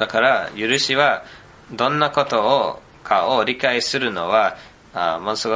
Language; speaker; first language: Japanese; non-native, fluent; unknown